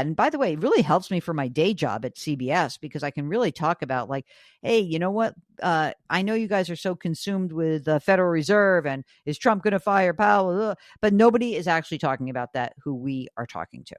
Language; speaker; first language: English; native; English